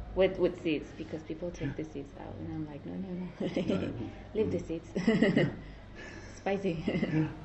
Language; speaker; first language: English; non-native, fluent; Spanish